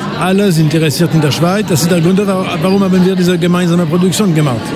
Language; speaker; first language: German; non-native, local second language; French